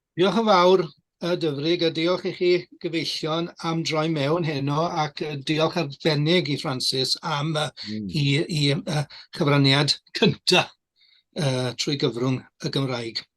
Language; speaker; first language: Welsh; native; Welsh